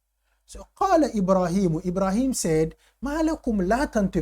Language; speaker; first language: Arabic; non-native, fluent; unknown